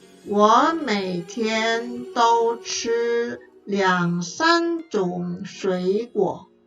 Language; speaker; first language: Chinese; non-native, fluent; Indonesian